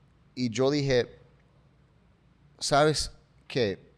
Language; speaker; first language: Spanish; early bilingual, heritage; English